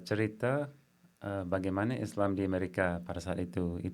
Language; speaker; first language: Indonesian; non-native, fluent; English